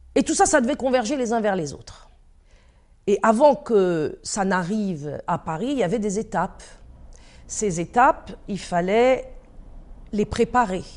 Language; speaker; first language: French; native; French